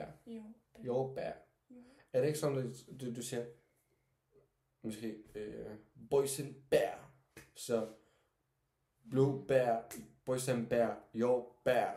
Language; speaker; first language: Danish; non-native, learner; Turkish